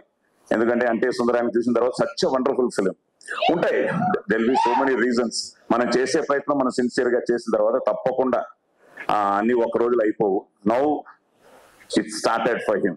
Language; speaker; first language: Telugu; native; Telugu